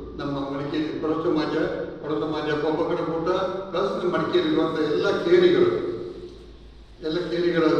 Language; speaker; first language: Kannada; non-native, local second language; Kodava